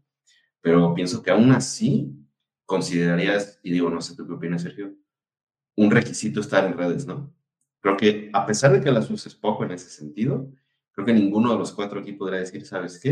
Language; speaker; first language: Spanish; native; Spanish